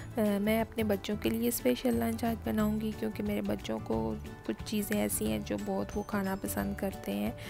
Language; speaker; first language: Urdu; non-native, local second language; Punjabi